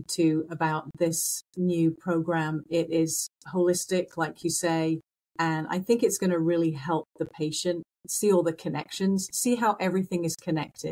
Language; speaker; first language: English; native; English